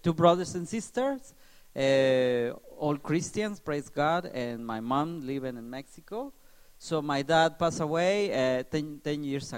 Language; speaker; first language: English; non-native, learner; Spanish